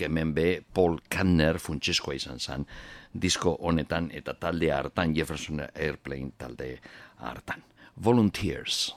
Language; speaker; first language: Basque; native; Basque